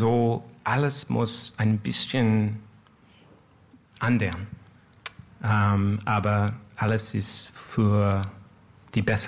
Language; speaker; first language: German; non-native, learner; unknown